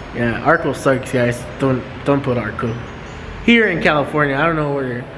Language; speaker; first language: English; native; English